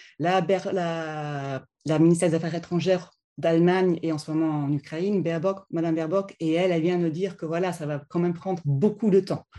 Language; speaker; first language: French; non-native, fluent; German